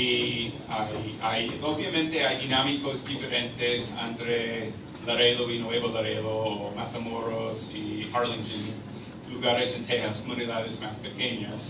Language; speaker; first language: Spanish; non-native, fluent; English